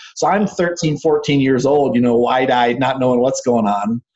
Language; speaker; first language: English; native; English